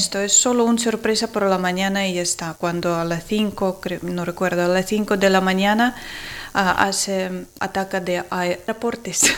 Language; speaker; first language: Spanish; non-native, learner; Ukrainian